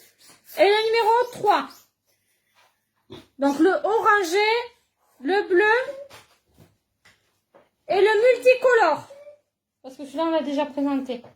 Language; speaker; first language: French; native; French